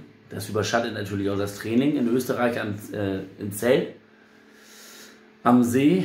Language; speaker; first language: German; native; German